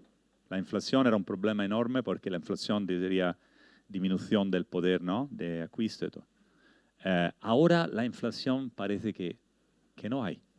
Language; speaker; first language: Spanish; non-native, learner; Italian